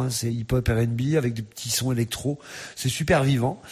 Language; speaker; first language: French; native; French